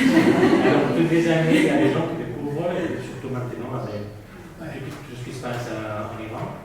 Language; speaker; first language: French; non-native, fluent; Spanish